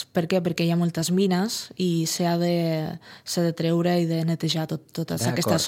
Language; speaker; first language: Catalan; non-native, fluent; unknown